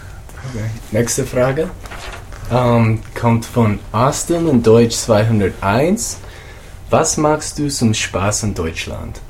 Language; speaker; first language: German; non-native, learner; English